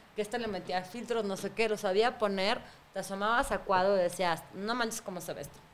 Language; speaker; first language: Spanish; early bilingual, other home language; Russian